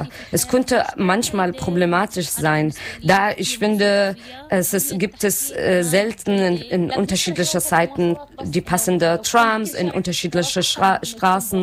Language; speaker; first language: German; non-native, fluent; Arabic